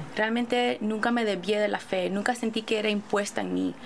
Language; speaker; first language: Spanish; early bilingual, other home language; English